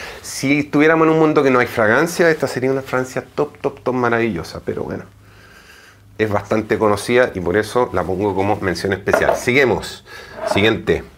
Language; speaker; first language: Spanish; native; Spanish